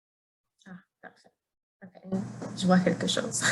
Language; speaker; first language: French; non-native, fluent; English